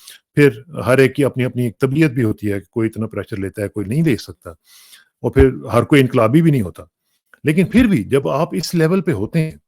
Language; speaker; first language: Urdu; native; Urdu